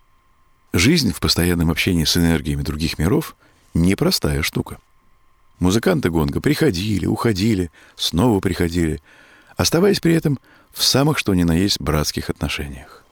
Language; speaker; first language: Russian; native; Russian